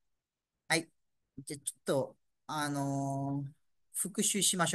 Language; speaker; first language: Japanese; non-native, fluent; Malay